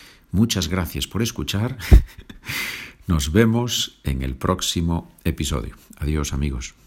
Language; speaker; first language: Spanish; native; Spanish